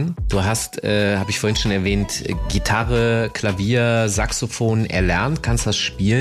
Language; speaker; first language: German; native; German